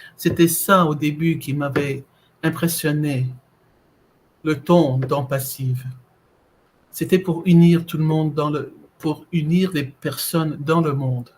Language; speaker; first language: French; non-native, fluent; English